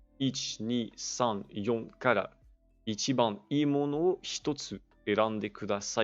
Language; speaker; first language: Japanese; non-native, fluent; French